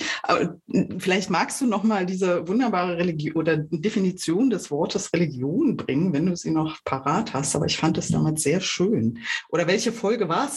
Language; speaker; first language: German; native; German